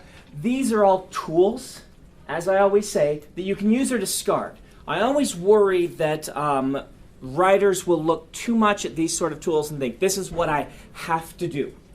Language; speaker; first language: English; native; English